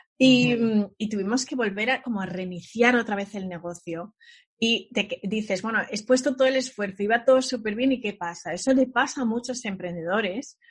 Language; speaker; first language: Spanish; early bilingual, other home language; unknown